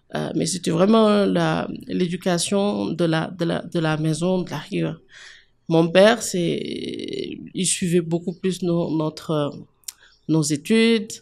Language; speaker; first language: French; non-native, local second language; Wolof